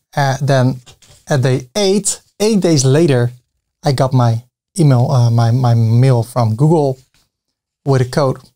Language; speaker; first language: English; non-native, fluent; Dutch